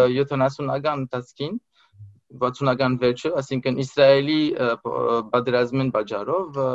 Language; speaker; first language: Armenian; early bilingual, heritage; Armenian